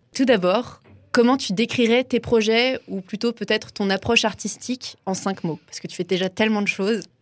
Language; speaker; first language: French; native; French